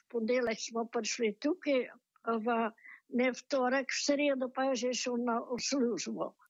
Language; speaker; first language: Slovenian; native; Slovenian